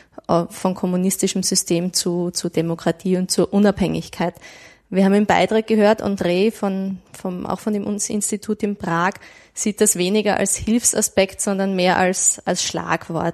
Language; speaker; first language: German; native; German